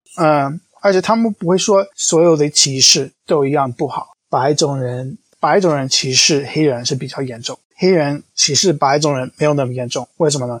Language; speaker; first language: Chinese; non-native, fluent; English